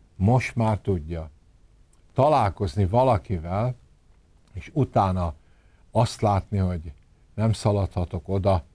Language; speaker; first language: Hungarian; native; Hungarian